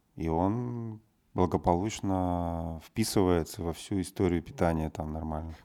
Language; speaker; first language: Russian; native; Russian